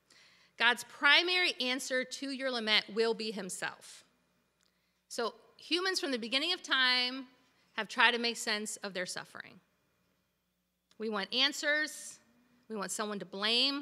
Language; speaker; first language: English; native; English